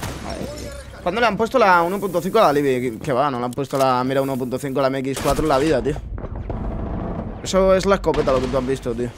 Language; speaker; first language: Spanish; native; Spanish